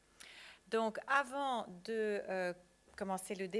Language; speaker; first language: French; native; French